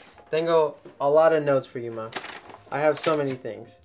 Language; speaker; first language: English; early bilingual, other home language; Spanish